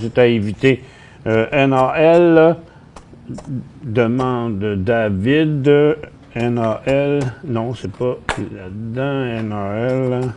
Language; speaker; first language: French; native; French